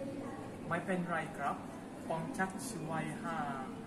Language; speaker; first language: Thai; non-native, learner; Malay